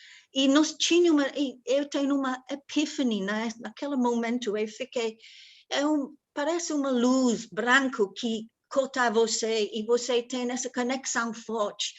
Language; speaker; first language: Portuguese; non-native, fluent; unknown